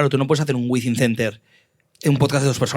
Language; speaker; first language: Spanish; native; Spanish